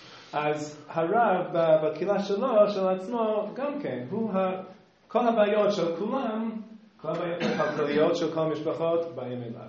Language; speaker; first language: Hebrew; non-native, fluent; English